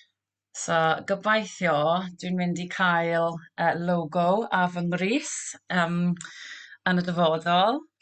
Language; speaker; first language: Welsh; non-native, local second language; English